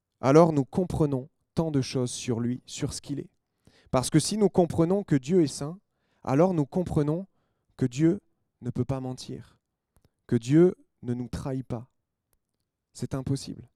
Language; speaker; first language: French; native; French